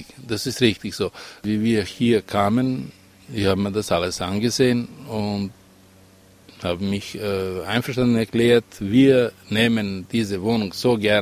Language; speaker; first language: German; non-native, fluent; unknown